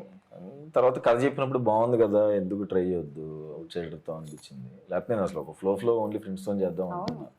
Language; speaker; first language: Telugu; native; Telugu